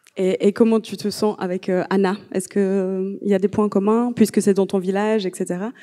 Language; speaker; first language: French; native; French